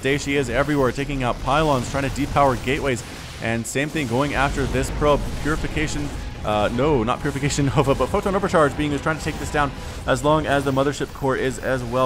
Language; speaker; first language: English; native; English